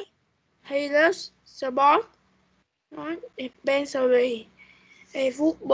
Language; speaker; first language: English; non-native, learner; Vietnamese